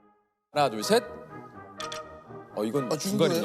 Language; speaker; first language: Korean; native; Korean